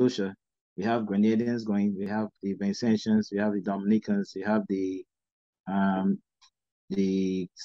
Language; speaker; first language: English; native; English